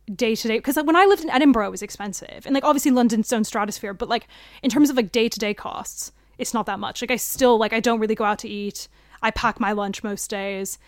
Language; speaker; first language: English; native; English